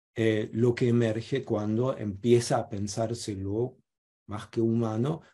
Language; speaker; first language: Spanish; non-native, fluent; German